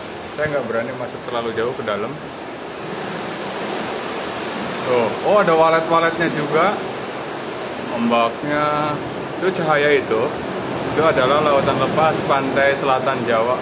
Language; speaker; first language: Indonesian; native; Indonesian